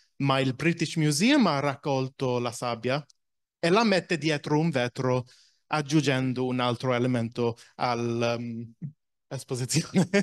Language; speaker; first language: Italian; non-native, fluent; English